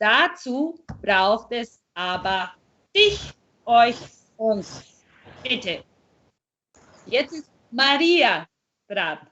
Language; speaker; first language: German; non-native, fluent; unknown